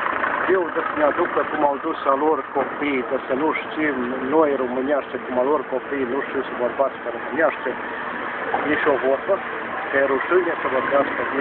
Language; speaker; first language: Romanian; early bilingual, heritage; Romanian